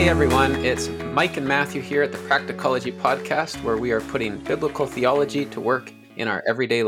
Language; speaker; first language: English; native; English